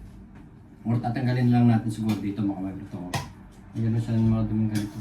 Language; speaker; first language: Filipino; native; Filipino